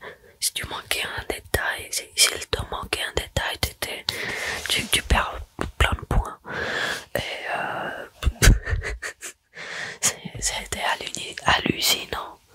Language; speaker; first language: French; early bilingual, heritage; French